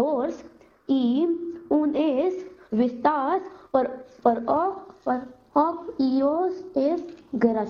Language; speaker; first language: Catalan; non-native, learner; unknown